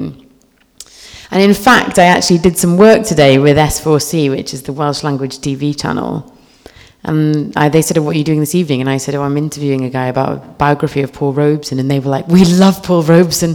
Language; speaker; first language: English; native; English